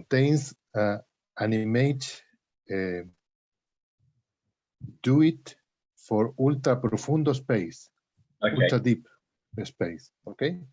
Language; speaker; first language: English; non-native, learner; Spanish